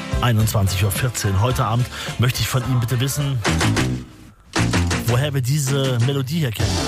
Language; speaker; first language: German; native; German